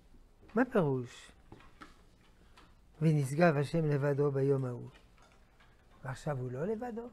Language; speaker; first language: Hebrew; non-native, fluent; French